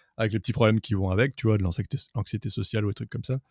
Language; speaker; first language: French; native; French